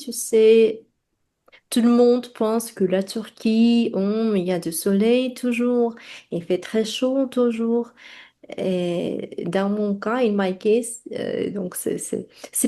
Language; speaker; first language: French; non-native, fluent; Russian